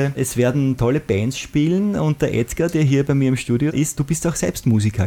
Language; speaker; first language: German; native; German